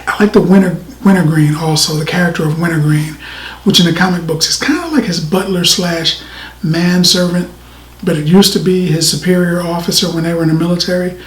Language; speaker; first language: English; native; English